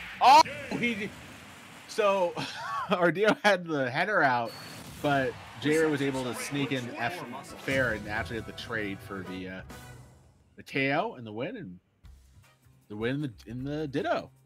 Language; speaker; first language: English; native; English